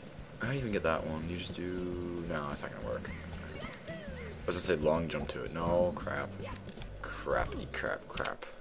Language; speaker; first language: English; native; English